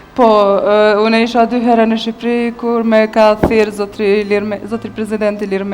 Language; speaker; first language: Albanian; non-native, learner; Bosnian